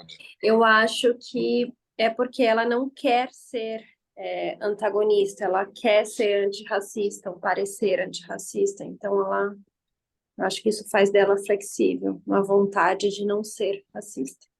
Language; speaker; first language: Portuguese; non-native, fluent; Spanish